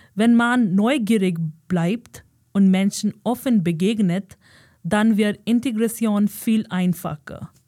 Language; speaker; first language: German; non-native, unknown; Hindi